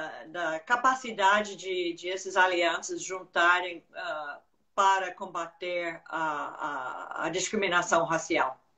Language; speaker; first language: Portuguese; non-native, fluent; English